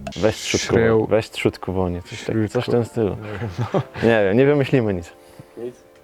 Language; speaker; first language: Polish; native; Polish